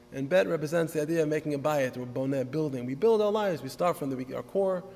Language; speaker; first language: English; native; English